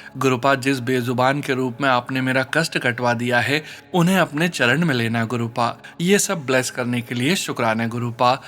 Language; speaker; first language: Hindi; native; Hindi